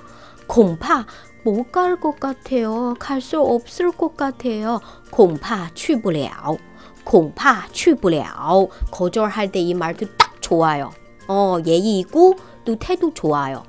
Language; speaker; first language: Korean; non-native, fluent; Chinese